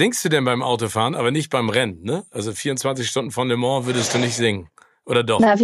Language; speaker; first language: German; native; German